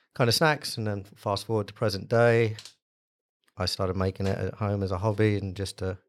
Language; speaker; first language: English; native; English